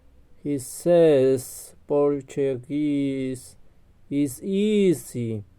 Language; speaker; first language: English; non-native, learner; Spanish